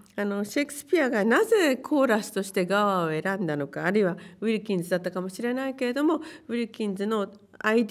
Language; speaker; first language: Japanese; native; Japanese